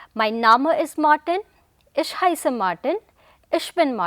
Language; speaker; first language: German; non-native, fluent; Hindi